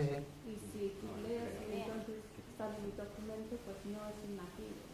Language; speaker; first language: Spanish; non-native, fluent; English